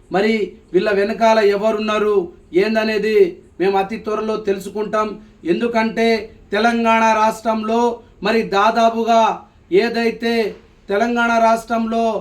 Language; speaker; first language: Telugu; non-native, local second language; Lambadi